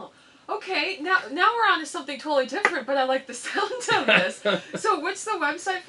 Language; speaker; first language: English; native; English